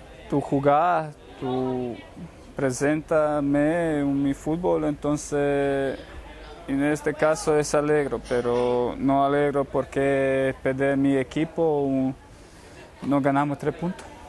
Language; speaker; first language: Spanish; non-native, learner; Croatian